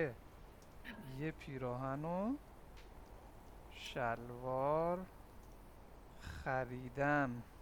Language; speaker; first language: Persian; non-native, fluent; Urdu